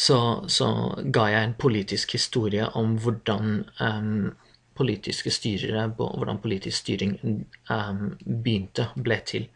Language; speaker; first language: Norwegian; non-native, fluent; English